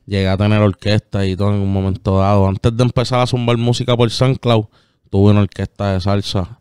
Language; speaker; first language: Spanish; native; Spanish